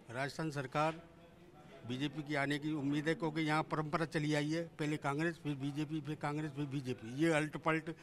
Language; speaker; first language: Hindi; native; Hindi